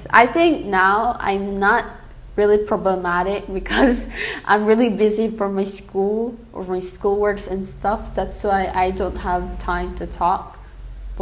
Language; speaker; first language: English; native; English